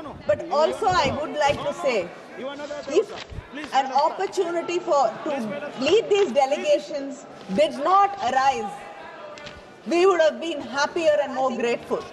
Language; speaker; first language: English; non-native, local second language; Tamil